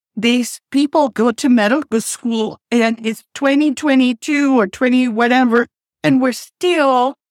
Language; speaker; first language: English; non-native, fluent; Spanish